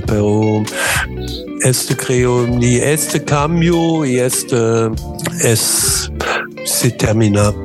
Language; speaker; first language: Spanish; non-native, learner; German